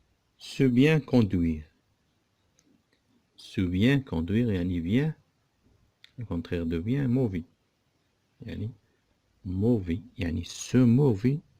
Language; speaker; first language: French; non-native, local second language; Arabic